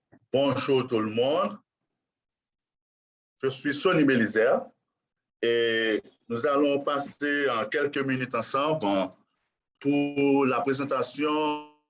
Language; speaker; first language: French; non-native, local second language; Haitian Creole